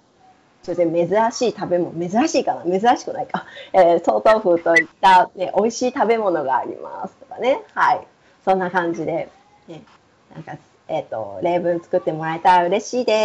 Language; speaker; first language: Japanese; native; Japanese